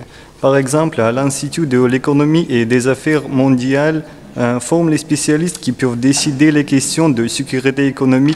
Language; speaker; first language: French; non-native, learner; Russian